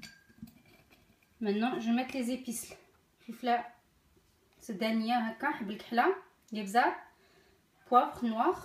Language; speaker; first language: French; non-native, local second language; Arabic